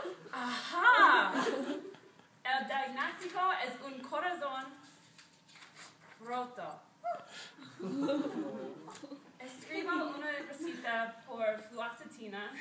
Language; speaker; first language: Spanish; non-native, learner; English